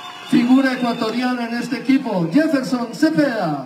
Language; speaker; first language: Spanish; native; Spanish